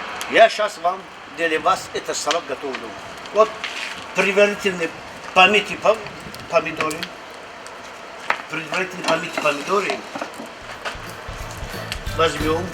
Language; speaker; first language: Russian; non-native, local second language; Tajik